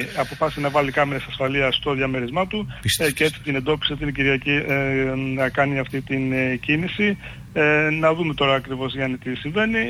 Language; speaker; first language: Greek; native; Greek